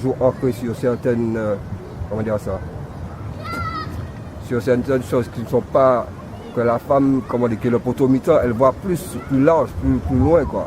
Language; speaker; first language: French; native; French